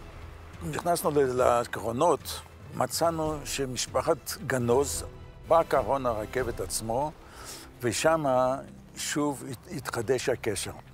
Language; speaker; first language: Hebrew; non-native, fluent; Yiddish